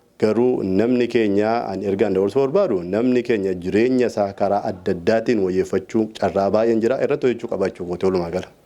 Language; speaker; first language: Oromo; native; Oromo